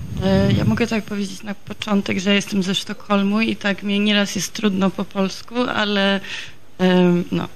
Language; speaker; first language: Polish; early bilingual, heritage; Polish